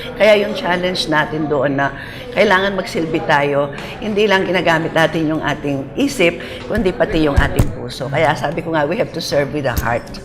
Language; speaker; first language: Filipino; non-native, local second language; Pampanga